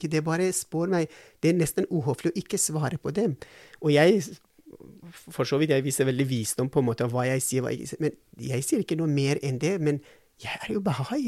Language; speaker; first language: Norwegian; non-native, fluent; Persian